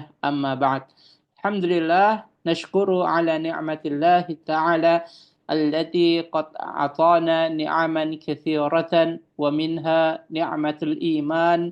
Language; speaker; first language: Arabic; non-native, fluent; Indonesian